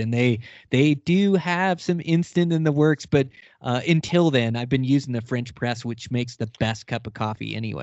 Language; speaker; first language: English; native; English